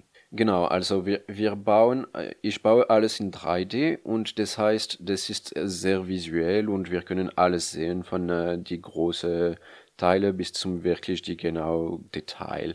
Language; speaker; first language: German; non-native, fluent; French